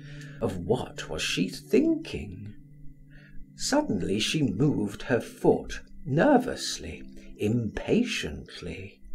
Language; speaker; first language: English; native; English